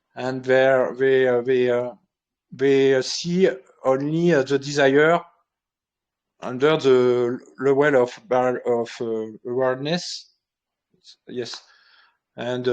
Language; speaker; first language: English; non-native, learner; French